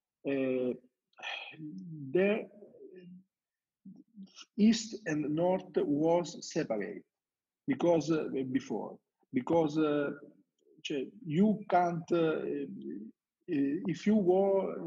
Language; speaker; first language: English; non-native, learner; Italian